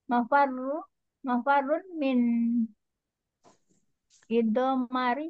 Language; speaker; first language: Arabic; non-native, learner; Indonesian